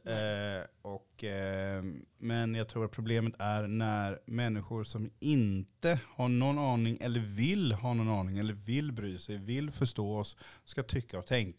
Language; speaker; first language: Swedish; early bilingual, other home language; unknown